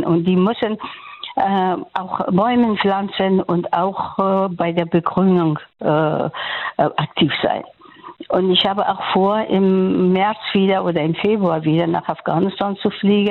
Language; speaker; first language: German; non-native, fluent; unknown